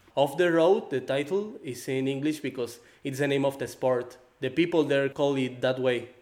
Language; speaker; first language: English; non-native, fluent; Spanish